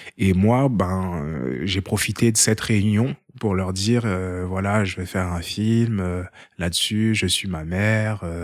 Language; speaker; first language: French; early bilingual, other home language; Haitian Creole